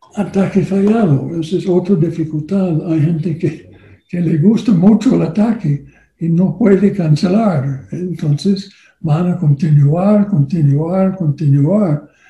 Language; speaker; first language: Spanish; non-native, learner; English